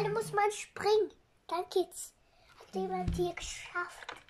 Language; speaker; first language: German; early bilingual, other home language; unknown